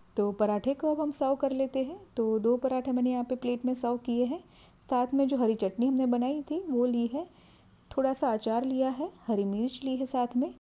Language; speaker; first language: Hindi; non-native, local second language; Gujarati